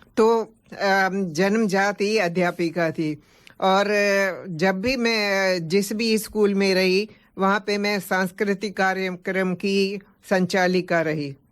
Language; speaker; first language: Hindi; non-native, local second language; Sindhi